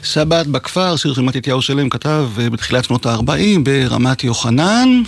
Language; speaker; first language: Hebrew; native; Hebrew